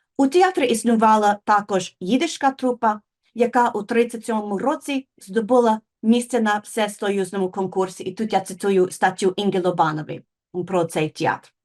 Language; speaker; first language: Ukrainian; non-native, fluent; English